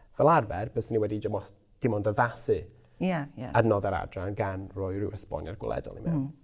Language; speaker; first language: Welsh; native; Welsh